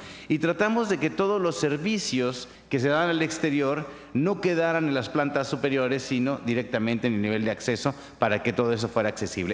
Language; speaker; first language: Spanish; native; Spanish